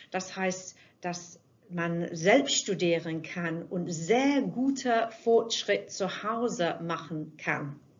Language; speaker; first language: German; non-native, fluent; English